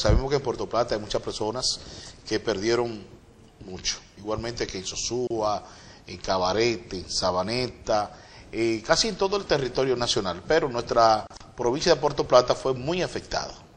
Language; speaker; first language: Spanish; native; Spanish